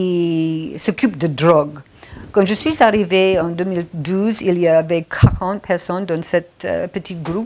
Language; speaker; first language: French; non-native, fluent; English